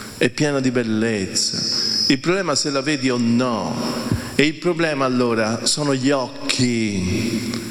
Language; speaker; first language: Italian; native; Italian